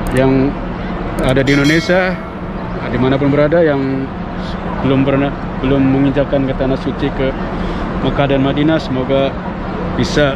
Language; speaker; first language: Indonesian; non-native, local second language; Javanese